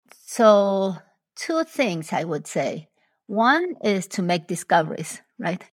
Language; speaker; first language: English; non-native, fluent; Spanish